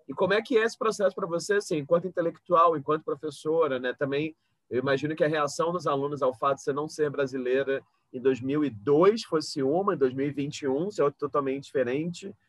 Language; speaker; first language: Portuguese; native; Portuguese